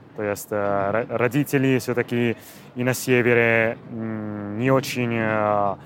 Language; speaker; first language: Russian; non-native, fluent; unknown